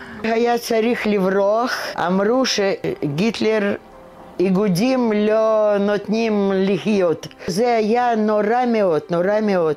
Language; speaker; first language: Hebrew; non-native, learner; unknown